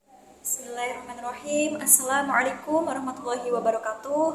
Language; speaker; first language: Indonesian; native; Indonesian